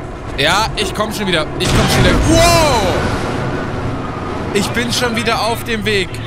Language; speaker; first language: German; native; German